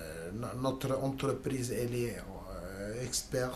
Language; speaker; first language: French; non-native, learner; Spanish